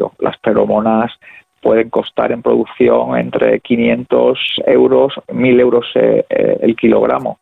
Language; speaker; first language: Spanish; native; Spanish